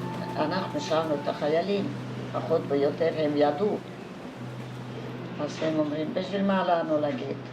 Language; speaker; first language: Hebrew; non-native, fluent; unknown